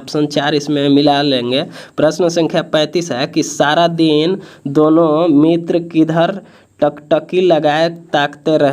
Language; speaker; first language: Hindi; native; Hindi